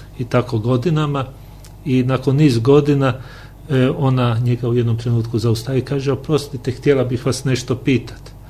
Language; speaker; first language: Croatian; native; Croatian